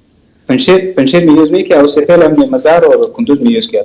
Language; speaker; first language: Urdu; non-native, fluent; Pashto